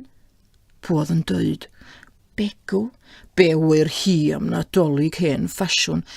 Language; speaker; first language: Welsh; native; Welsh